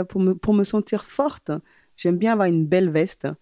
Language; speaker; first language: French; early bilingual, other home language; Fula